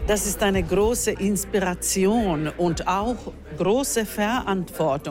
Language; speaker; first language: German; non-native, fluent; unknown